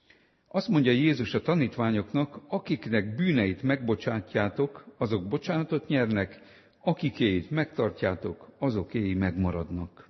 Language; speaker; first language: Hungarian; native; Hungarian